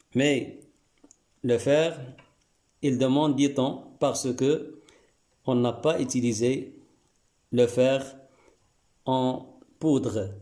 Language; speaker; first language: French; non-native, local second language; Arabic